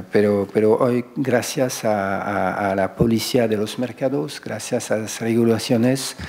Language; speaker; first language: Spanish; non-native, fluent; French